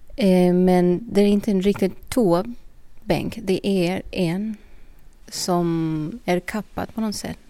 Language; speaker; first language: Swedish; non-native, fluent; Spanish